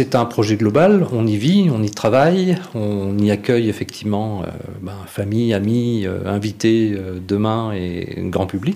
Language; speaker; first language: French; native; French